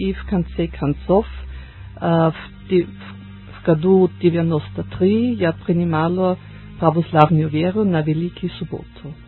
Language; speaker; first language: Russian; non-native, learner; German